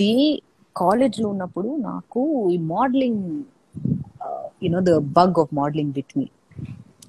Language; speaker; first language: Telugu; non-native, fluent; Malayalam